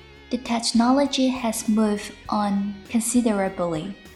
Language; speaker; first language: English; non-native, fluent; Chinese